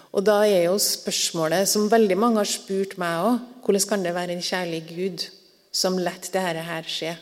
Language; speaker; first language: Norwegian; native; Norwegian